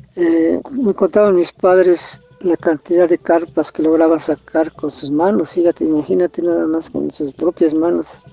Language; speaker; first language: Spanish; native; Spanish